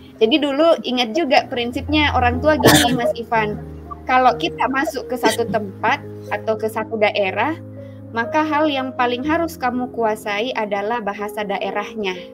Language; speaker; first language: Indonesian; native; Indonesian